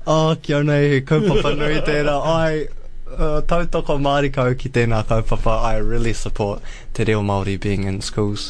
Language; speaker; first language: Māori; non-native, local second language; English